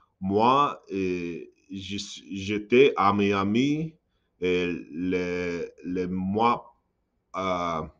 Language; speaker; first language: French; non-native, learner; English